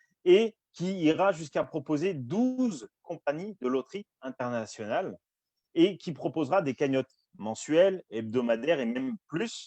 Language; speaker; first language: French; native; French